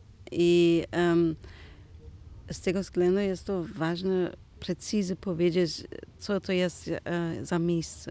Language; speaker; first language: Polish; non-native, learner; German